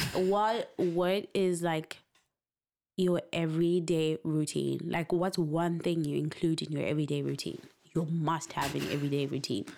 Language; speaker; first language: English; non-native, local second language; Shona